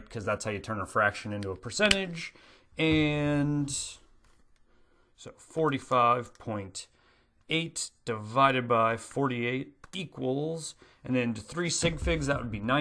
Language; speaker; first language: English; native; English